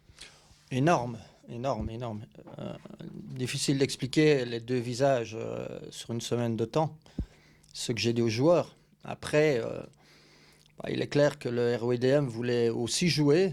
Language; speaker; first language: French; native; French